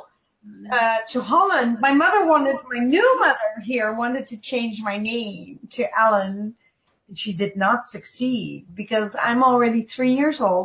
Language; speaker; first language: English; non-native, local second language; Dutch